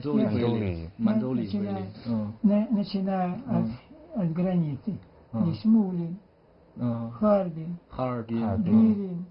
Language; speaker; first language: Russian; native; Russian